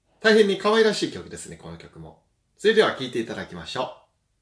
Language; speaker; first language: Japanese; native; Japanese